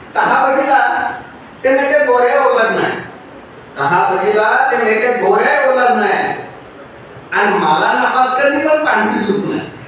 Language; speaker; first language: Marathi; native; Marathi